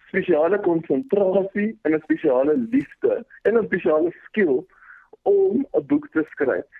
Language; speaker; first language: Afrikaans; early bilingual, other home language; Zulu